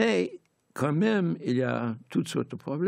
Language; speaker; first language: French; non-native, fluent; English